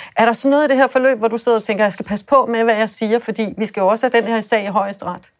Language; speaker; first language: Danish; native; Danish